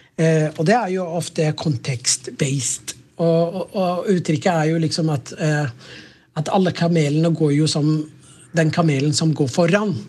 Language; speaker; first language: Norwegian; non-native, fluent; Somali